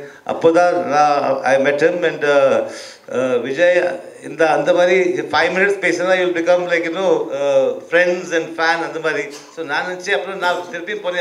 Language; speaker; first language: Tamil; early bilingual, heritage; Tamil